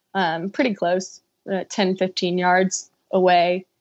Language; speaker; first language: English; native; English